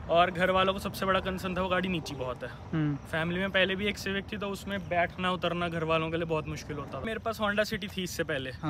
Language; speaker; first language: Hindi; native; Hindi